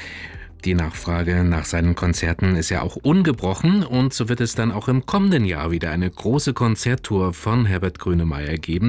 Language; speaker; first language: German; native; German